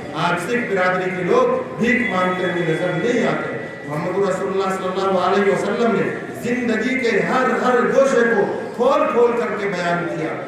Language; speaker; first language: Urdu; native; Urdu